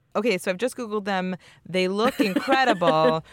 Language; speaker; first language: English; native; English